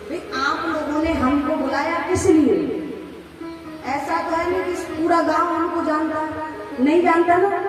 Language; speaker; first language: Hindi; native; Hindi